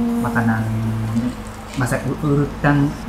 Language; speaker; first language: Indonesian; non-native, learner; Japanese